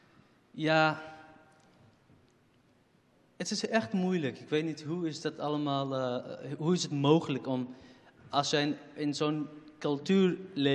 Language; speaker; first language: Dutch; non-native, fluent; Kurdish